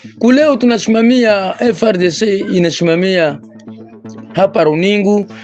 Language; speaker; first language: Swahili; native; Swahili